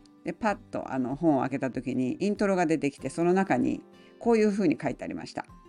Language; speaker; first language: Japanese; native; Japanese